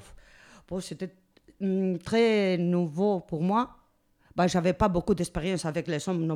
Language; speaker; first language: French; non-native, learner; Spanish